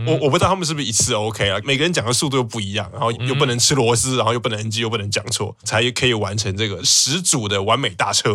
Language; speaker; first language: Chinese; native; Chinese